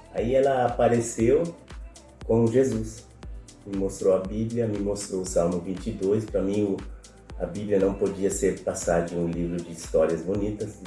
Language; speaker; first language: Portuguese; non-native, fluent; Spanish